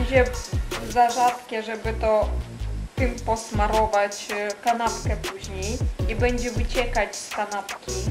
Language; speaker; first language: Polish; non-native, fluent; Ukrainian